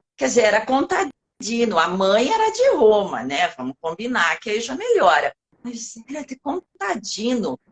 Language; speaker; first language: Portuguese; native; Portuguese